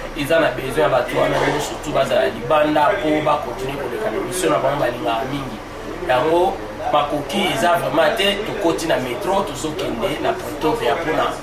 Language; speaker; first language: Lingala; native; Lingala